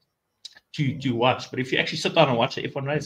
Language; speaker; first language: English; non-native, local second language; Afrikaans